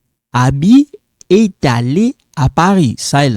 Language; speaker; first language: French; non-native, local second language; Lingala